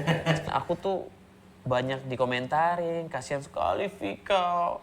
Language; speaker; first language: Indonesian; native; Indonesian